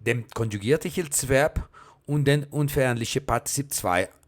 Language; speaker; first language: German; non-native, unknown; Spanish